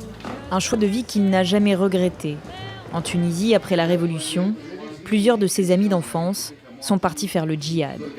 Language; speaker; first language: French; native; French